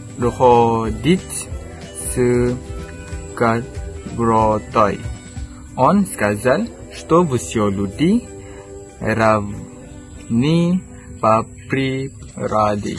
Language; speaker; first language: Russian; non-native, learner; Malay